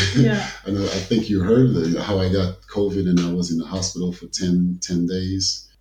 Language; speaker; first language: English; early bilingual, other home language; Kabuverdianu